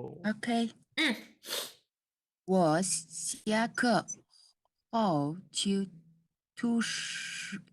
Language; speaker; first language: Chinese; non-native, learner; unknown